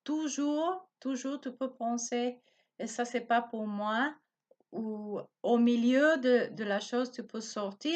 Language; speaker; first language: French; non-native, learner; Spanish